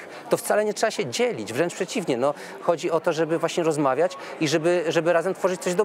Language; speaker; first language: Polish; native; Polish